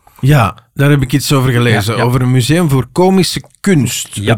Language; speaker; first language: Dutch; native; Dutch